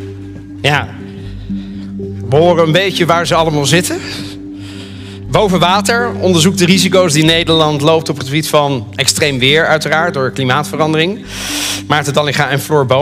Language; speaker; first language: Dutch; native; Dutch